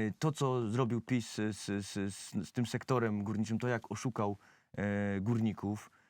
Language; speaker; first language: Polish; native; Polish